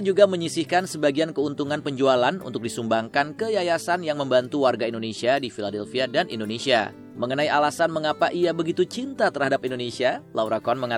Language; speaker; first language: Indonesian; native; Indonesian